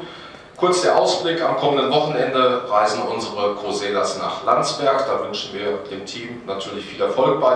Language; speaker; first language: German; native; German